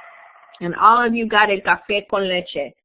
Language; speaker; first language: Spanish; non-native, fluent; English